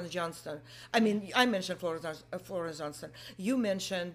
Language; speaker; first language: English; non-native, fluent; Russian